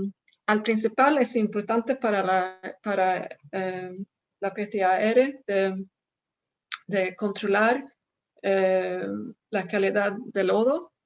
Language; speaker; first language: Spanish; non-native, fluent; Swedish